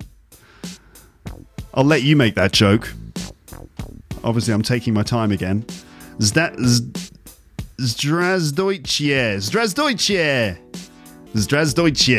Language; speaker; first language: English; native; English